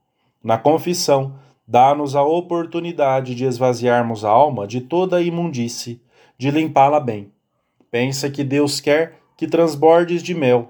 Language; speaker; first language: Portuguese; native; Portuguese